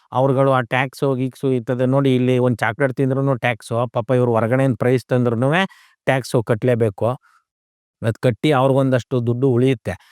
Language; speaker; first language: Kannada; native; Kannada